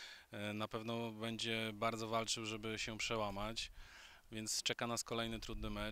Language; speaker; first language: Polish; native; Polish